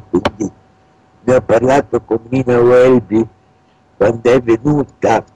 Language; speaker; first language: Italian; native; Italian